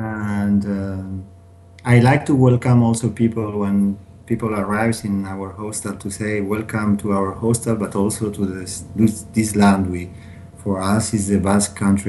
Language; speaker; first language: English; non-native, learner; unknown